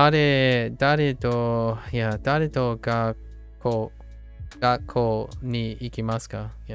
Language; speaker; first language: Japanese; non-native, learner; English